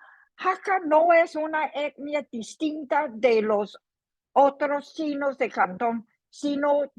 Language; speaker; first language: Spanish; non-native, fluent; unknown